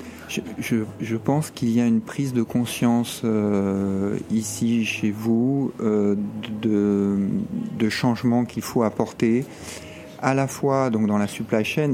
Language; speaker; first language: French; native; French